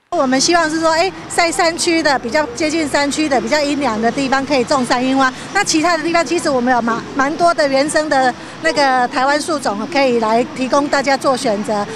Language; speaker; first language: Chinese; native; Chinese